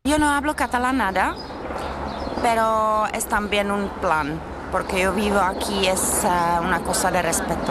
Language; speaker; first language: Spanish; non-native, fluent; Czech